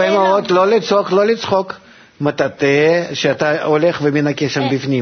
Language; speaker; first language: Hebrew; non-native, fluent; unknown